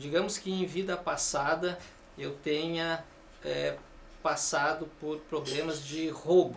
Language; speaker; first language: Portuguese; native; Portuguese